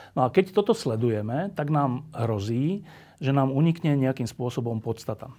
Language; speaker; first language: Slovak; native; Slovak